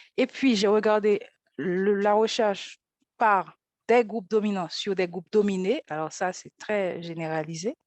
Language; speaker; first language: French; non-native, local second language; Haitian Creole